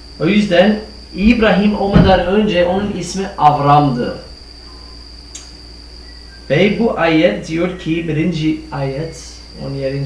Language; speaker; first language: Turkish; non-native, fluent; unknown